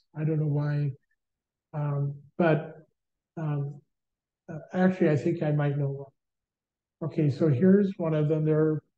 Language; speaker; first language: English; native; English